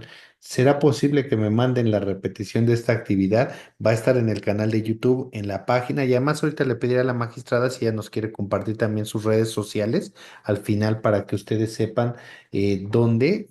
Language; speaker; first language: Spanish; native; Spanish